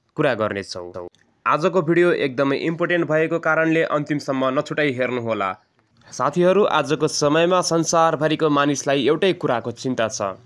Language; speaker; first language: Nepali; native; Nepali